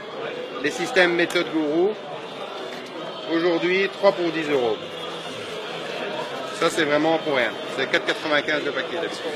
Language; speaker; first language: French; native; French